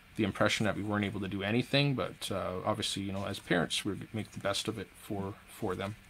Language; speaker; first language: English; native; English